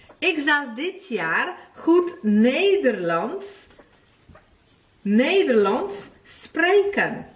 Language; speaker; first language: Dutch; non-native, fluent; Polish